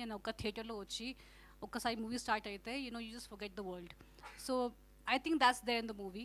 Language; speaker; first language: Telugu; non-native, fluent; Hindi